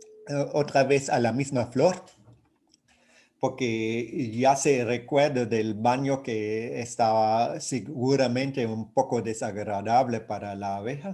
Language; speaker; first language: Spanish; non-native, fluent; German